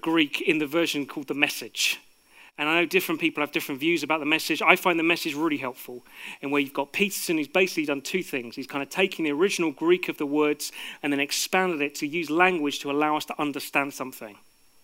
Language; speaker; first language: English; native; English